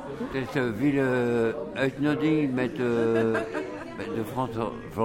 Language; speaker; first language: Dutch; non-native, learner; French